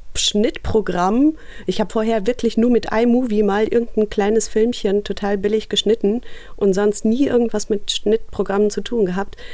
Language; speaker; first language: German; early bilingual, other home language; Russian